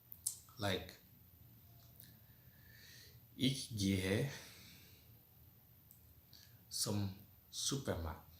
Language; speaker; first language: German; non-native, fluent; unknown